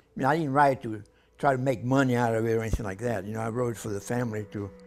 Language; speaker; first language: English; early bilingual, other home language; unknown